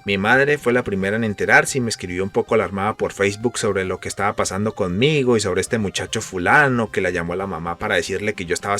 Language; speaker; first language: Spanish; native; Spanish